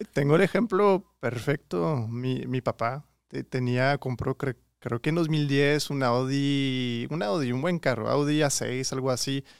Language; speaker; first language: Spanish; non-native, fluent; French